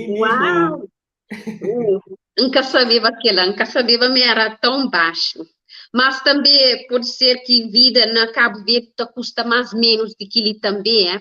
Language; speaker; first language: Portuguese; non-native, learner; Kabuverdianu